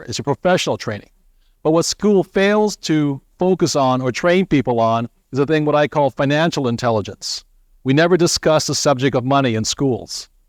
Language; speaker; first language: English; native; English